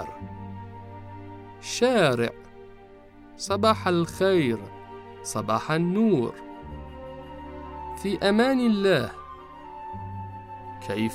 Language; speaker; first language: Arabic; non-native, fluent; Persian